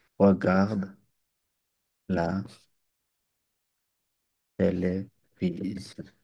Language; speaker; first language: French; non-native, fluent; Bangla